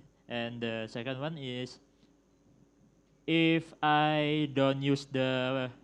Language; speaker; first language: English; non-native, learner; Indonesian